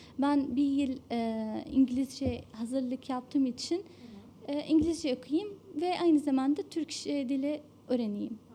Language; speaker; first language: Turkish; non-native, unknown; Arabic